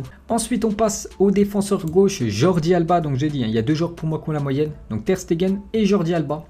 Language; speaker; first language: French; native; French